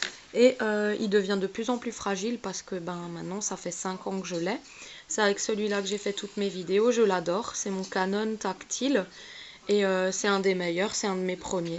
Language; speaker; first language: French; native; French